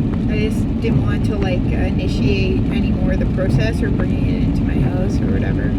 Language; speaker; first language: English; native; English